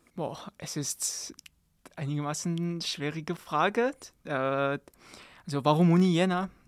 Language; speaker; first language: German; non-native, learner; Kazakh